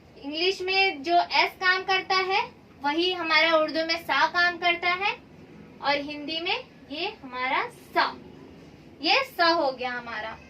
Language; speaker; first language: Hindi; native; Hindi